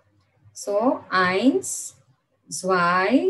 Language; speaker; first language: German; non-native, fluent; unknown